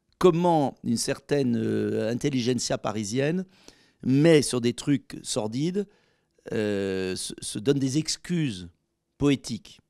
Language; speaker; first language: French; native; French